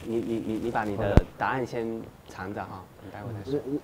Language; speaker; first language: Chinese; native; Chinese